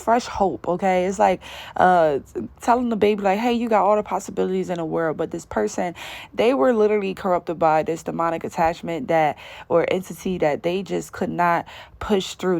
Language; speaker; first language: English; native; English